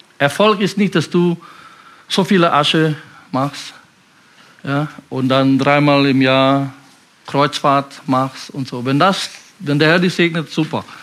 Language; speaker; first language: German; non-native, fluent; Indonesian